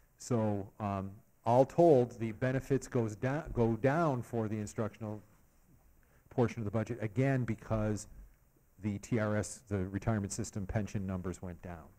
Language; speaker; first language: English; native; English